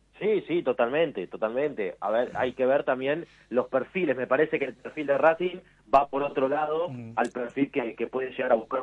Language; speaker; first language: Spanish; native; Spanish